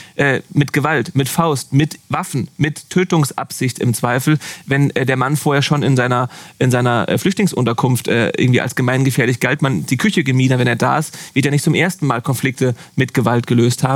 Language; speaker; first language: German; native; German